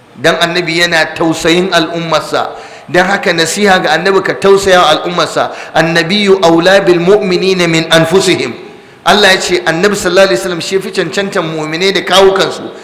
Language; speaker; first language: Hausa; non-native, local second language; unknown